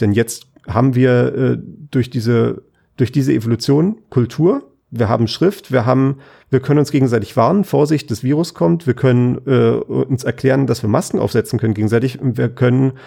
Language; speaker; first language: German; native; German